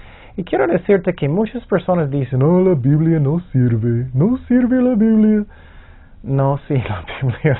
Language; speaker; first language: Spanish; non-native, fluent; English